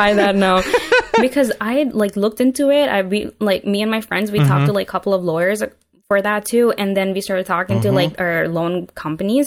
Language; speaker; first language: English; non-native, local second language; Urdu